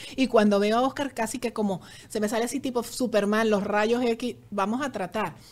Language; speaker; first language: Spanish; native; Spanish